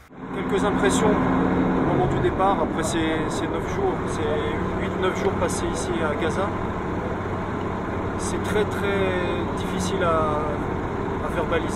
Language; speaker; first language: French; native; French